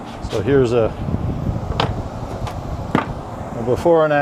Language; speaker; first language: English; native; English